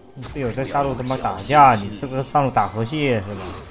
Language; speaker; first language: Chinese; native; Chinese